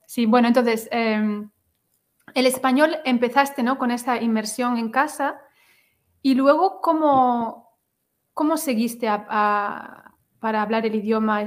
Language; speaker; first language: Spanish; native; Spanish